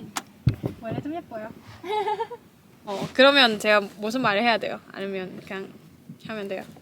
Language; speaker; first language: Korean; non-native, learner; Cantonese